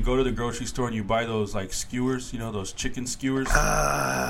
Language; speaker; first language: English; native; English